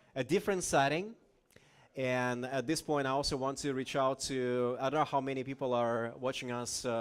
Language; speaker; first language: English; non-native, fluent; Lithuanian